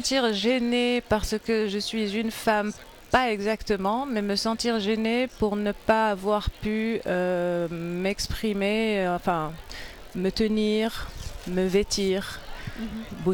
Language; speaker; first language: French; non-native, local second language; Arabic